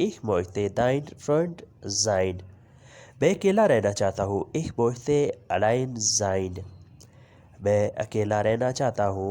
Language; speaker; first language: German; non-native, fluent; Urdu